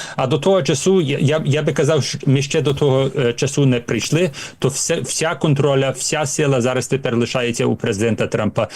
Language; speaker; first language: Ukrainian; early bilingual, heritage; Ukrainian